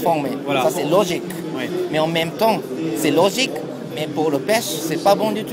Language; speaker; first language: French; non-native, learner; Japanese